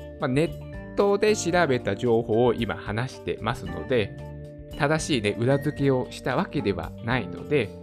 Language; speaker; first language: Japanese; native; Japanese